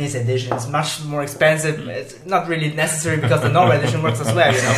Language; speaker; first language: English; non-native, fluent; Chinese